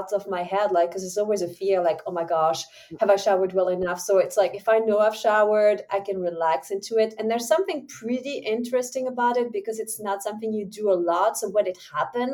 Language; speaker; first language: English; non-native, fluent; French